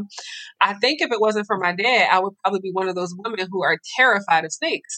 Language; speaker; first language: English; native; English